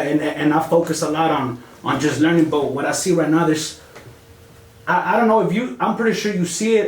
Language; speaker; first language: English; native; English